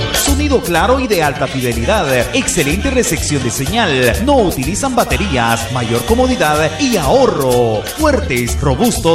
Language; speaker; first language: Spanish; native; Spanish